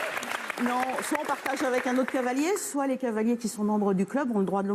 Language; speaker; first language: French; native; French